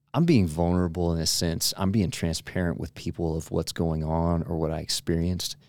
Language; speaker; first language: English; native; English